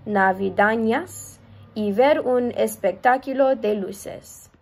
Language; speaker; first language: Spanish; non-native, learner; English